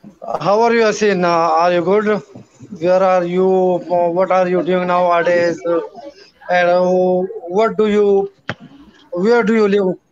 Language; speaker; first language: English; non-native, learner; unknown